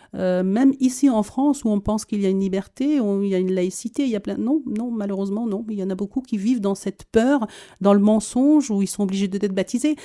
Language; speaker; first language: French; early bilingual, other home language; Arabic